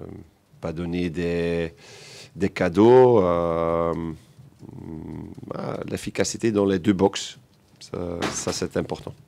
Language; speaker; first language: French; non-native, local second language; Dutch